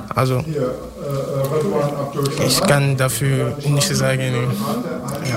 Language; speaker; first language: German; non-native, learner; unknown